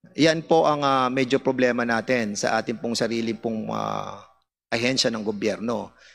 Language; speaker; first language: Filipino; native; Filipino